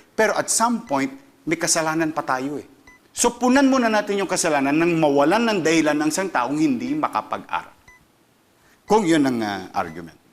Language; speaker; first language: Filipino; native; Filipino